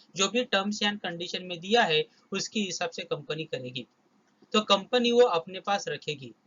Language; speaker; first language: Hindi; non-native, local second language; Marathi